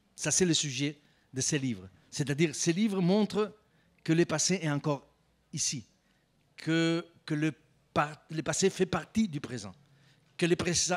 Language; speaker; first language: French; non-native, fluent; Spanish